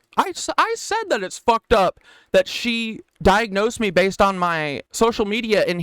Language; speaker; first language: English; native; English